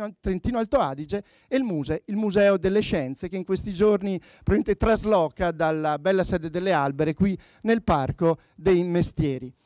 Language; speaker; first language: Italian; native; Italian